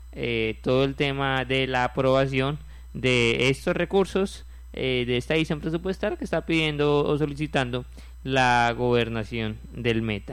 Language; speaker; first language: Spanish; native; Spanish